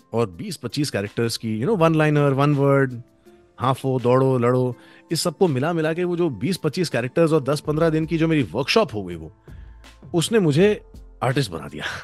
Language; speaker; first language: Hindi; native; Hindi